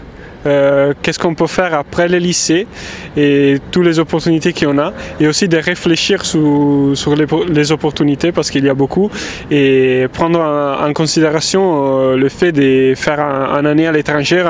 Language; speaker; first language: French; non-native, fluent; Italian